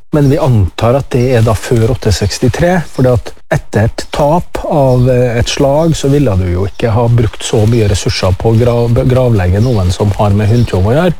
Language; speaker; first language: Norwegian; native; Norwegian